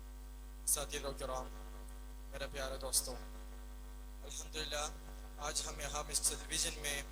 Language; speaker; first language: Hindi; non-native, local second language; Malayalam